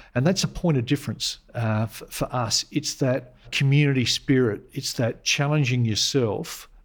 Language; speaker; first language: English; native; English